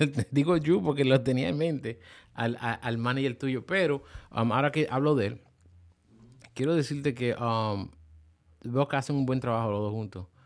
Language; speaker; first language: Spanish; early bilingual, heritage; Spanish